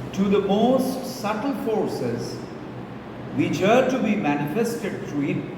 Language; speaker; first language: English; non-native, local second language; Bangla